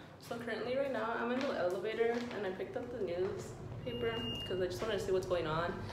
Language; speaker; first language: English; early bilingual, other home language; Spanish